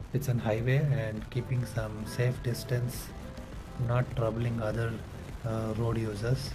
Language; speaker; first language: English; non-native, local second language; Kannada